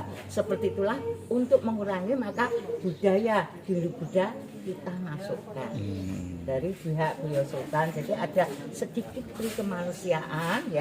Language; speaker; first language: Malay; non-native, local second language; Javanese